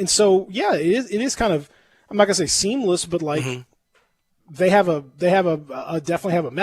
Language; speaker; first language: English; native; English